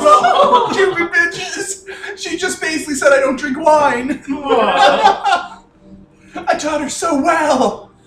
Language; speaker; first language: English; native; English